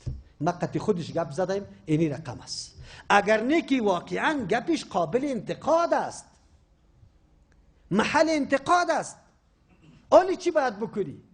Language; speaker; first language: Persian; native; Persian